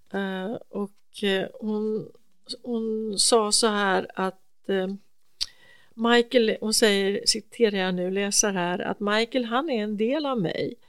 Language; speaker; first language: Swedish; native; Swedish